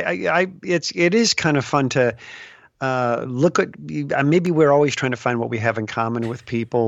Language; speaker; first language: English; native; English